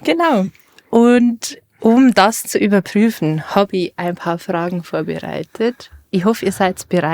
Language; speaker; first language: German; native; German